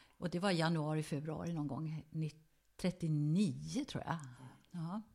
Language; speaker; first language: Swedish; early bilingual, other home language; German